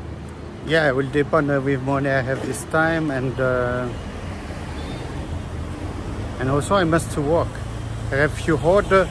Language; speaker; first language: English; non-native, learner; French